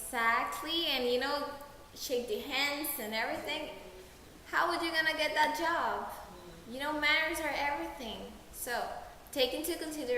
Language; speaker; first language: English; non-native, fluent; Spanish